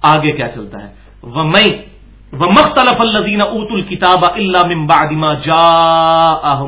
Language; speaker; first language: Urdu; non-native, local second language; Punjabi